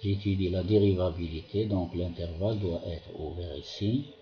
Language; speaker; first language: French; non-native, local second language; Arabic